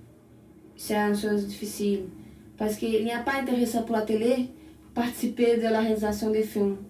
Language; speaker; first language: French; non-native, learner; Portuguese